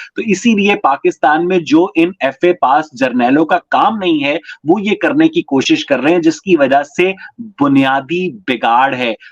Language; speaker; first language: Urdu; native; Urdu